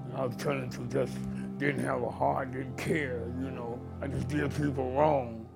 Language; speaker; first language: English; native; English